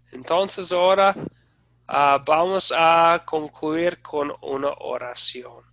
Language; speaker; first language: Spanish; non-native, fluent; English